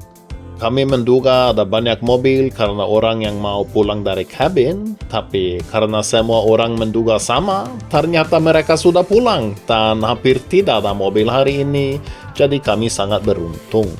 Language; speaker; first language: Indonesian; non-native, fluent; Norwegian